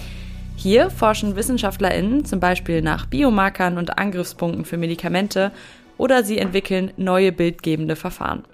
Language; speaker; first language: German; native; German